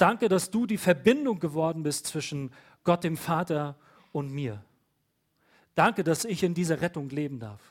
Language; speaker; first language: German; native; German